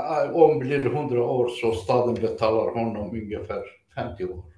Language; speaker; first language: Swedish; non-native, fluent; Greek